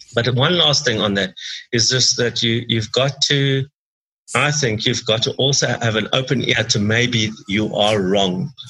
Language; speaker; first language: English; native; English